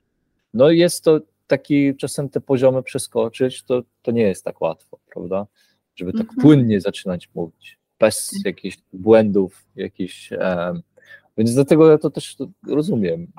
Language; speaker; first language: Polish; early bilingual, heritage; Polish